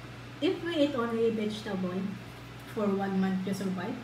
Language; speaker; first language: English; non-native, learner; Filipino